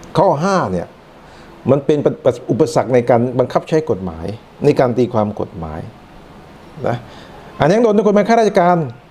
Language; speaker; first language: Thai; non-native, local second language; Northern Khmer